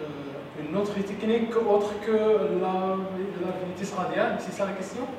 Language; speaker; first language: French; non-native, local second language; Arabic